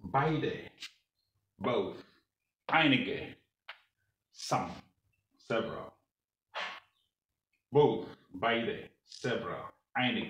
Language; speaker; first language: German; non-native, learner; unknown